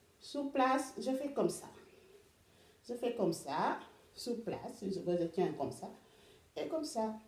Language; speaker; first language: French; non-native, local second language; Wolof